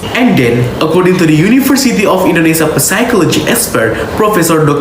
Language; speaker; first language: English; non-native, learner; Indonesian